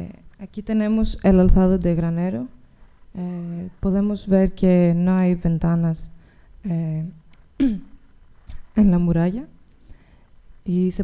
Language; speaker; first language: Spanish; non-native, learner; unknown